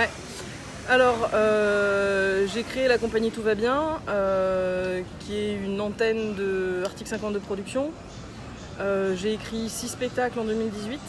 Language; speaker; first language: French; native; French